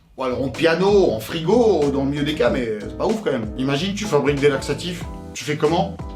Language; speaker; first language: French; early bilingual, other home language; Russian